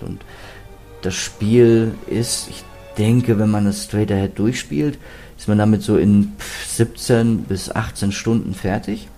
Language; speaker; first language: German; native; German